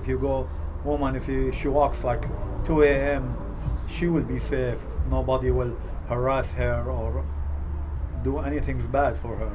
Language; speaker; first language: English; non-native, fluent; Arabic